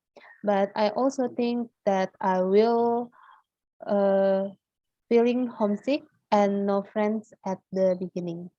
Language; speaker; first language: English; non-native, learner; Indonesian